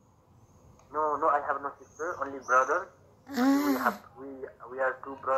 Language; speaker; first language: English; non-native, learner; Nepali